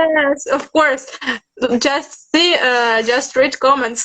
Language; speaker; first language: English; non-native, learner; Russian